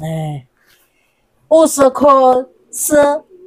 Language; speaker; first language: Chinese; non-native, learner; Indonesian